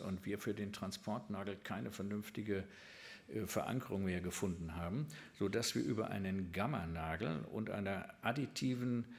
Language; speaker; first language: German; native; German